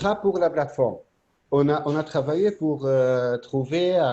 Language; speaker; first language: French; non-native, fluent; Arabic